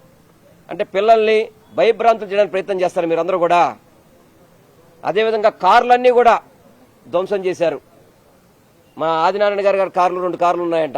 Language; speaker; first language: Telugu; native; Telugu